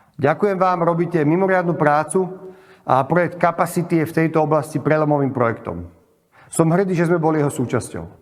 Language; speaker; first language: Slovak; native; Slovak